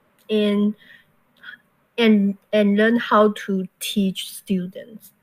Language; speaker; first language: English; non-native, learner; Chinese